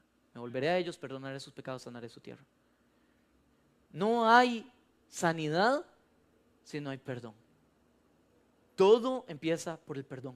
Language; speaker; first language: Spanish; native; Spanish